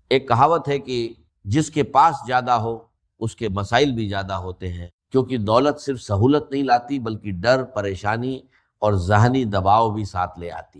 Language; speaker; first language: Urdu; native; Urdu